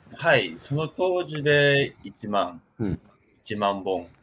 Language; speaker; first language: Japanese; native; Japanese